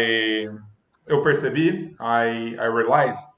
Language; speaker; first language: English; non-native, learner; Portuguese